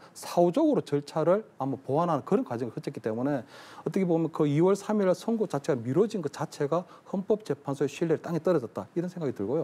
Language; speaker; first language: Korean; native; Korean